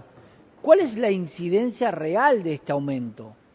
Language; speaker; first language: Spanish; native; Spanish